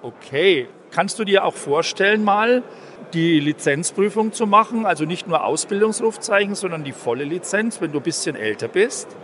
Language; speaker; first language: German; native; German